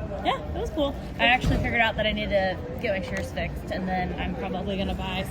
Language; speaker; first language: English; native; English